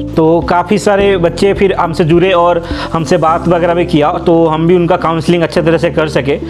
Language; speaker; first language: Hindi; native; Hindi